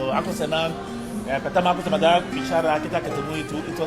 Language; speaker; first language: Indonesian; non-native, fluent; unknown